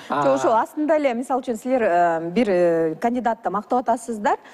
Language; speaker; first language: Kyrgyz; native; Kyrgyz